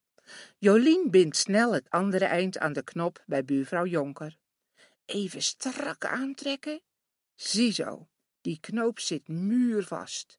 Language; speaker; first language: Dutch; native; Dutch